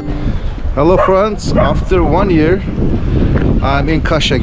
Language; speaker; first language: English; non-native, fluent; Turkish